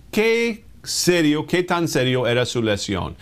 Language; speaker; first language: Spanish; non-native, fluent; English